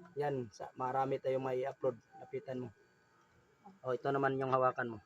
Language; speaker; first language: Filipino; non-native, local second language; Cebuano